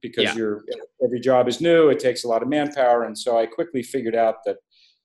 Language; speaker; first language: English; native; English